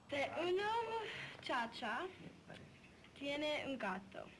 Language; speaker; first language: Spanish; non-native, learner; English